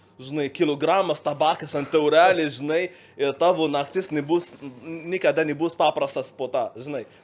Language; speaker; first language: Lithuanian; non-native, learner; Arabic